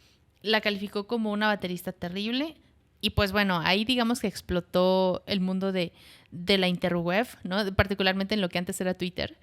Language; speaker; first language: Spanish; native; Spanish